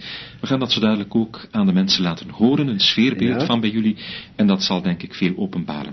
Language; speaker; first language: Dutch; native; Dutch